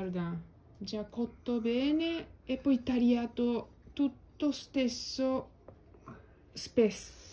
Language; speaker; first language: Italian; non-native, learner; Japanese